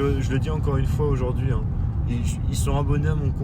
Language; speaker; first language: French; native; French